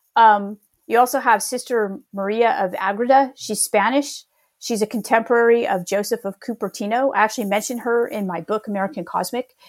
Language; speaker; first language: English; native; English